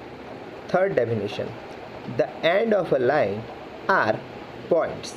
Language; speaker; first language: English; non-native, local second language; Gujarati